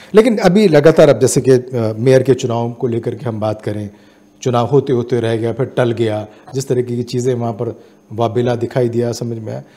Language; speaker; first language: Hindi; native; Hindi